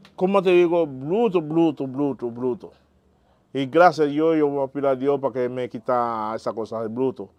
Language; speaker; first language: Spanish; non-native, fluent; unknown